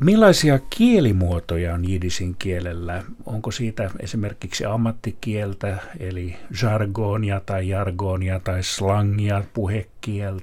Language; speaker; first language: Finnish; native; Finnish